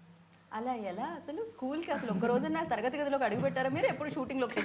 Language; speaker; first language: Telugu; native; Telugu